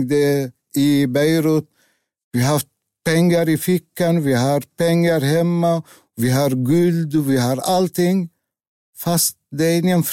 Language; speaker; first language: Swedish; non-native, learner; Arabic